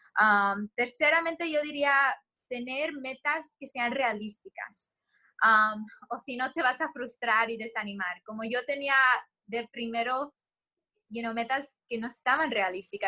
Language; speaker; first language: Spanish; early bilingual, heritage; Spanish